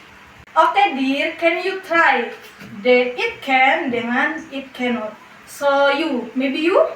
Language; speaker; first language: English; non-native, learner; Indonesian